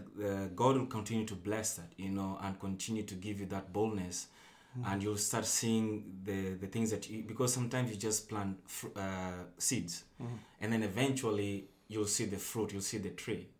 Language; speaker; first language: English; non-native, local second language; Luyia